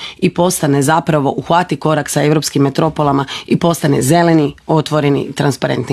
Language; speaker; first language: Croatian; native; Croatian